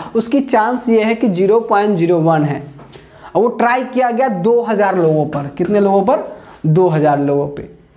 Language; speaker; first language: Hindi; native; Hindi